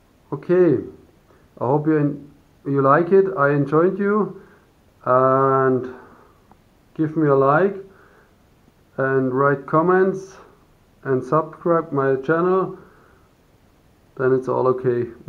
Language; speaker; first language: English; non-native, learner; German